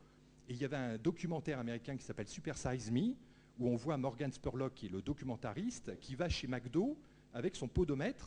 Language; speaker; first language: French; native; French